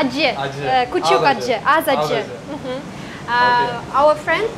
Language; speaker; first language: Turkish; non-native, learner; Kazakh